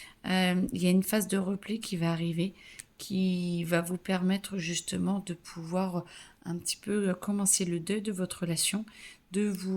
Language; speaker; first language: French; native; French